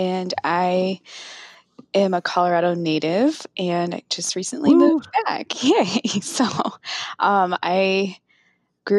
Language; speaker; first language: English; native; English